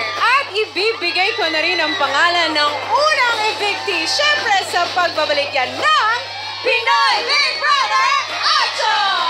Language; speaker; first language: Filipino; native; Filipino